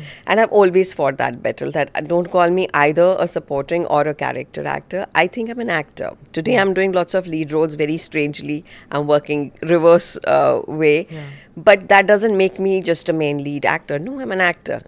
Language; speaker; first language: English; non-native, local second language; Punjabi